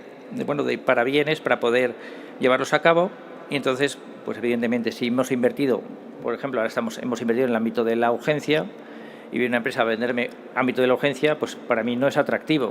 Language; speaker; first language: Spanish; native; Spanish